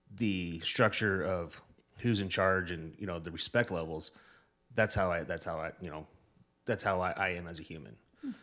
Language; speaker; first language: English; native; English